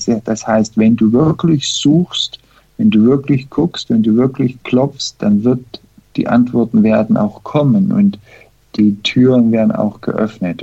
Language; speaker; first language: German; early bilingual, heritage; German